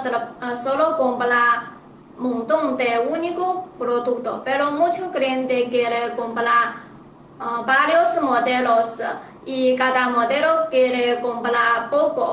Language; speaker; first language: Spanish; non-native, learner; Chinese